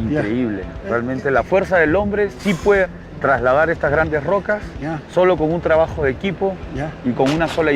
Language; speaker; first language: Spanish; native; Spanish